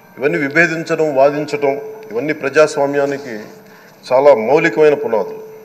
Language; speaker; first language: Telugu; native; Telugu